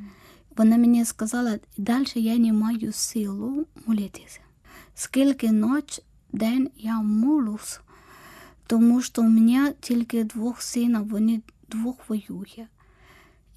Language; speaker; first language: Ukrainian; non-native, learner; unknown